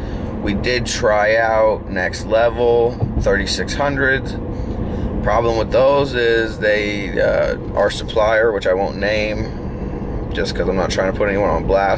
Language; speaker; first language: English; native; English